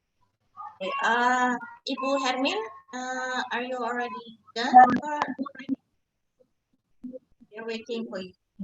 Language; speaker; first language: English; non-native, fluent; Indonesian